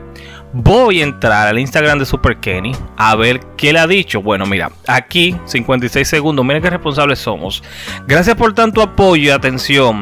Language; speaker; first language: Spanish; native; Spanish